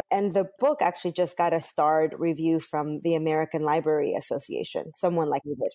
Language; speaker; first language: English; early bilingual, other home language; Spanish